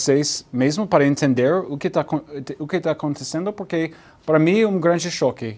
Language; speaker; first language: Portuguese; non-native, learner; English